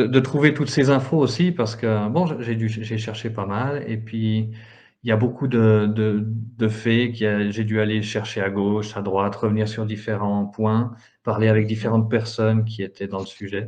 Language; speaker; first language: French; native; French